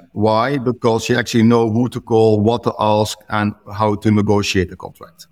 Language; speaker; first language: English; non-native, fluent; Dutch